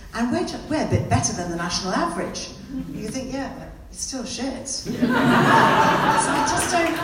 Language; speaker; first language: English; native; English